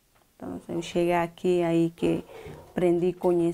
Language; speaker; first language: Portuguese; non-native, learner; Spanish